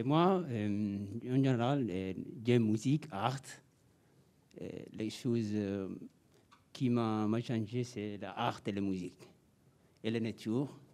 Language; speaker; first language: French; non-native, learner; Somali